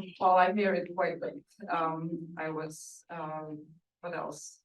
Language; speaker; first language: English; non-native, fluent; Russian